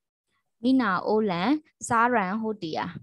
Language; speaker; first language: Finnish; non-native, learner; Burmese